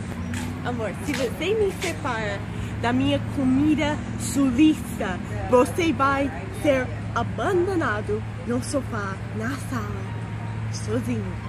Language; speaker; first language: Portuguese; non-native, fluent; English